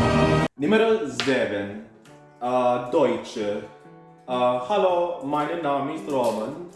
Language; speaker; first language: German; non-native, learner; English